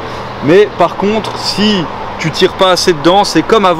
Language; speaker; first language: French; native; French